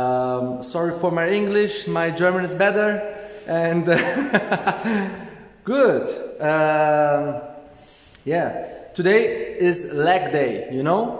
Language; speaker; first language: English; non-native, learner; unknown